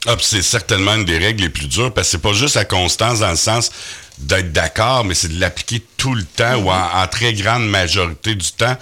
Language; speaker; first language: French; native; French